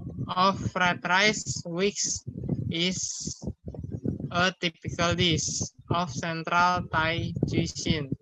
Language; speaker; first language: English; non-native, learner; Indonesian